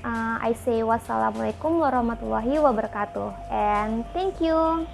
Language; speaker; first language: English; non-native, learner; Indonesian